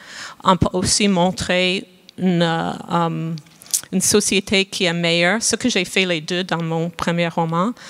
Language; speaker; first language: French; non-native, fluent; English